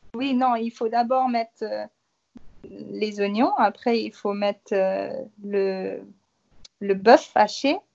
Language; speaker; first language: French; native; French